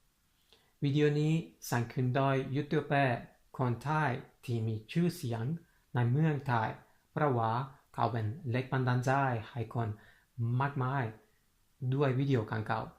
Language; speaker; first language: Thai; non-native, fluent; Persian